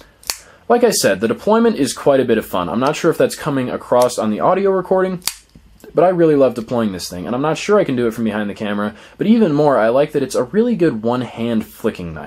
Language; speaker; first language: English; native; English